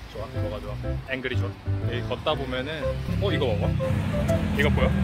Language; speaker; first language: Korean; native; Korean